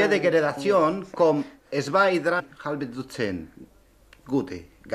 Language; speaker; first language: German; non-native, learner; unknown